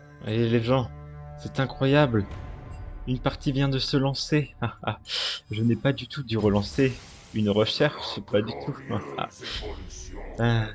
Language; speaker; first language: French; native; French